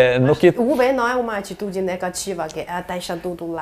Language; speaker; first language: Portuguese; non-native, fluent; Chinese